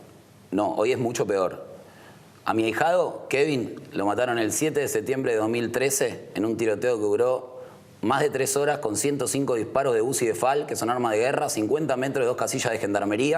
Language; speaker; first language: Spanish; native; Spanish